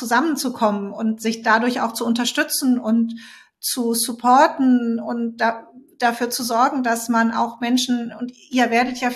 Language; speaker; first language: German; native; German